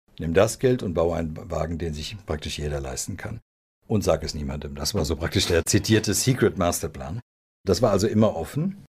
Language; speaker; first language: German; early bilingual, other home language; Serbian